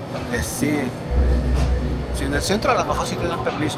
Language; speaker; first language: Spanish; native; Spanish